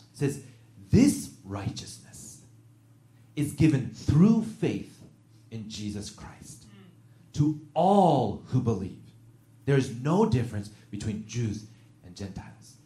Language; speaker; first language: English; native; English